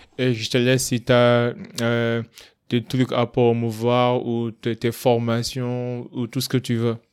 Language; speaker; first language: French; non-native, local second language; Wolof